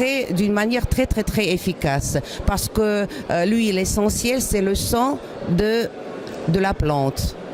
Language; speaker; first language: French; non-native, fluent; Russian